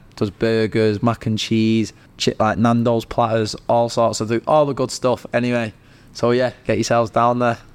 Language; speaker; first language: English; native; English